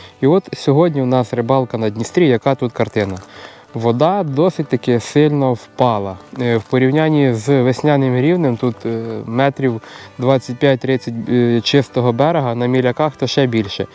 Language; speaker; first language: Ukrainian; native; Ukrainian